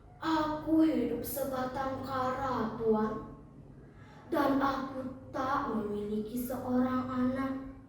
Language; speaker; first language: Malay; non-native, local second language; Balinese